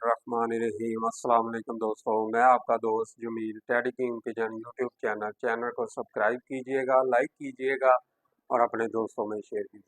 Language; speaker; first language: Hindi; non-native, local second language; Punjabi